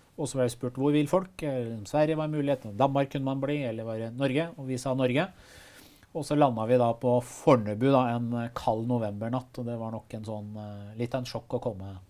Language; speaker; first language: Norwegian; early bilingual, other home language; Persian